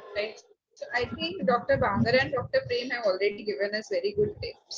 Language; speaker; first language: English; non-native, local second language; Marathi